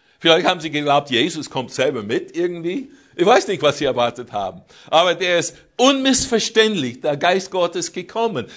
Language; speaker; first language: German; non-native, fluent; English